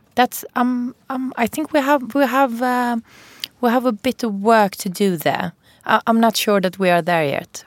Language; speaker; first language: English; non-native, fluent; Persian